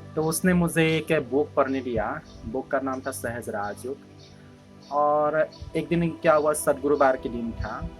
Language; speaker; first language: Hindi; non-native, local second language; Assamese